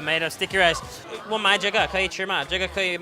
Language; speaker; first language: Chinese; non-native, learner; English